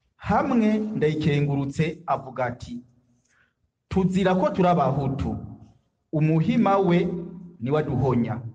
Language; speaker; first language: Rundi; native; Rundi